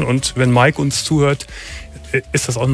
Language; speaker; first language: German; native; German